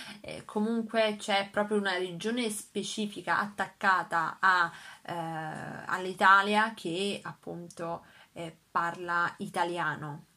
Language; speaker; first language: Italian; native; Italian